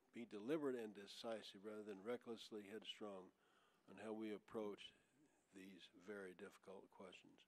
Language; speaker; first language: English; native; English